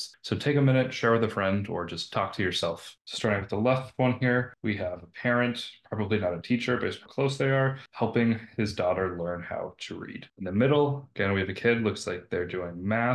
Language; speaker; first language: English; native; English